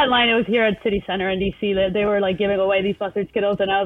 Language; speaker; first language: English; non-native, fluent; Spanish